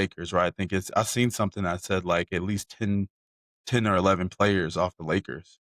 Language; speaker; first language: English; native; English